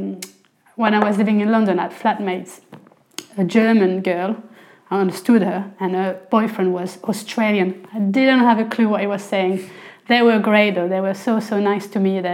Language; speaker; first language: English; non-native, fluent; French